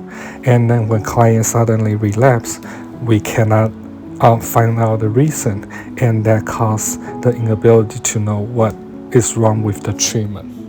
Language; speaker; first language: English; non-native, fluent; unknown